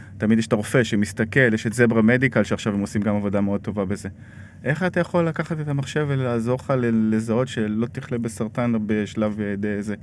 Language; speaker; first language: Hebrew; native; Hebrew